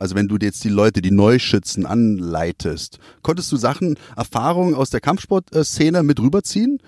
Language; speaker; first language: German; native; German